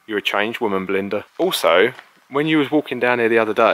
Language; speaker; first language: English; native; English